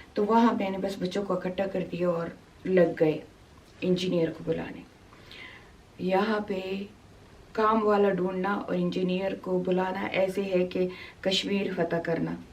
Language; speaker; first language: Urdu; non-native, local second language; Pashto